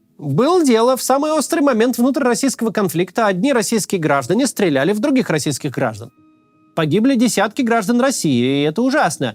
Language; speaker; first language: Russian; native; Russian